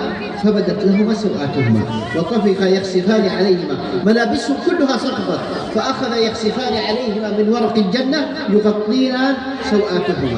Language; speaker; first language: Arabic; native; Arabic